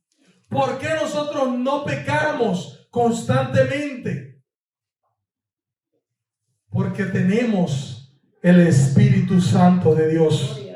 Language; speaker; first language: Spanish; native; Spanish